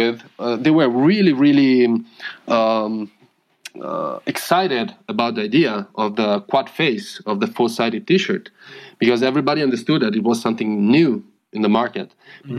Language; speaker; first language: English; non-native, fluent; Italian